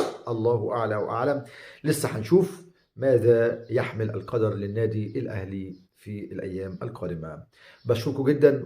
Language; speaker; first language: Arabic; native; Arabic